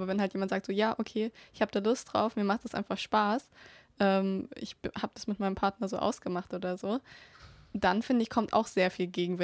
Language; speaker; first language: German; native; German